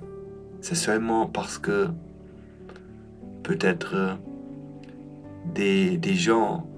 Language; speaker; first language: French; non-native, fluent; German